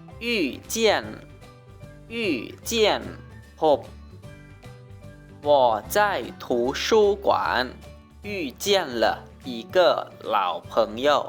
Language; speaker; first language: Chinese; non-native, learner; Lao